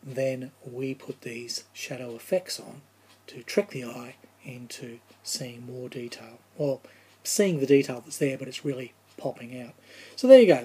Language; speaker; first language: English; native; English